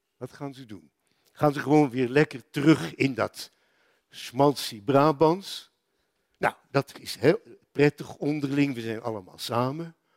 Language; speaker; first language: Dutch; native; Dutch